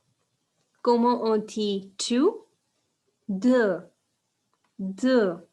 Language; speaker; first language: French; non-native, fluent; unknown